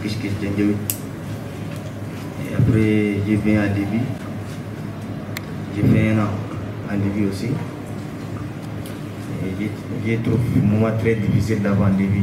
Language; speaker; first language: French; non-native, learner; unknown